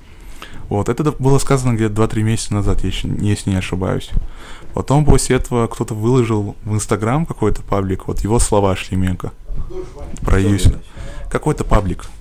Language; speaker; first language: Russian; native; Russian